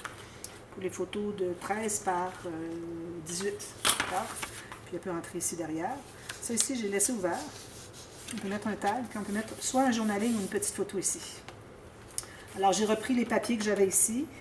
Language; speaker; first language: French; native; French